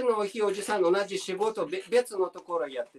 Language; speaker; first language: Japanese; non-native, learner; Russian